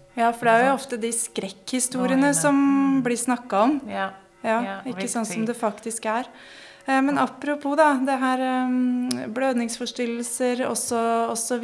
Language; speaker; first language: Norwegian; native; Norwegian